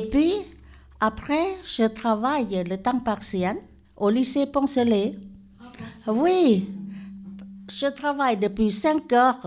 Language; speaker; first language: French; non-native, learner; Lao